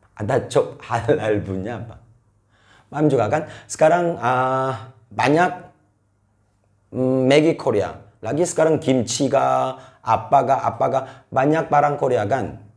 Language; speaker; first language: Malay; non-native, fluent; Korean